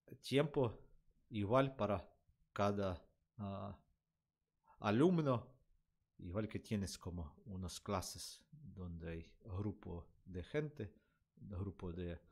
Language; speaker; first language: Spanish; non-native, learner; Russian